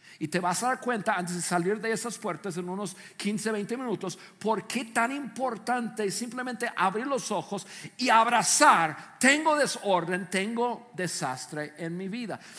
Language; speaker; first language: Spanish; non-native, fluent; English